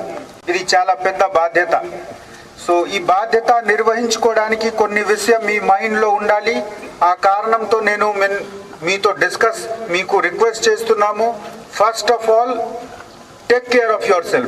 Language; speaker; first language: Telugu; non-native, learner; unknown